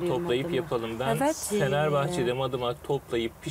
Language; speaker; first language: Turkish; native; Turkish